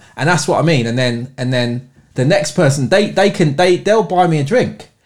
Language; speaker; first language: English; native; English